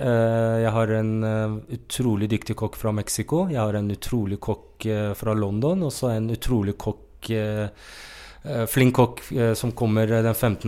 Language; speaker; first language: Norwegian; non-native, fluent; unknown